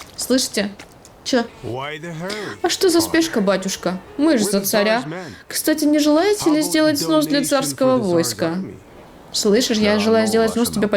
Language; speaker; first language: Russian; native; Russian